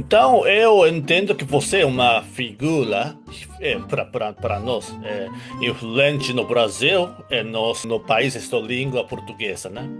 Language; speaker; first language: Portuguese; non-native, learner; Japanese